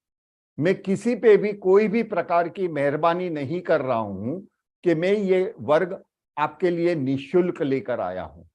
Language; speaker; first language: Hindi; native; Hindi